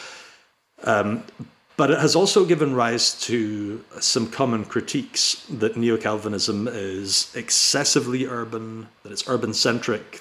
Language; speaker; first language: English; native; English